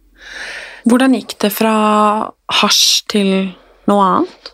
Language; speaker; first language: Norwegian; native; Norwegian